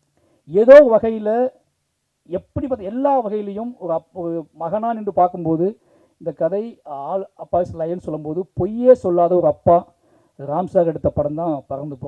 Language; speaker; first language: Tamil; native; Tamil